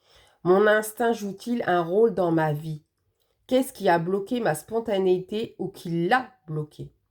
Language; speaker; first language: French; native; French